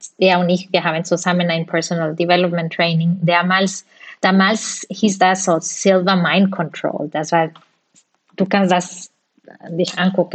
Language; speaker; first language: German; non-native, fluent; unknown